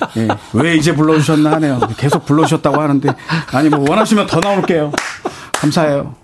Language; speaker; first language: Korean; native; Korean